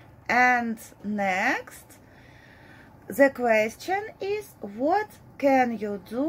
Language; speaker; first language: English; non-native, fluent; Russian